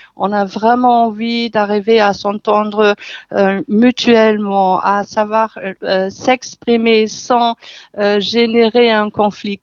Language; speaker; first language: French; non-native, fluent; German